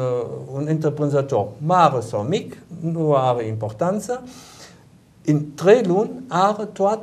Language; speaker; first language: Romanian; non-native, learner; German